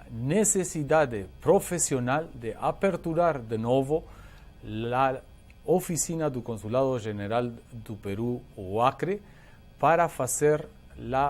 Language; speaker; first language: Portuguese; non-native, learner; Spanish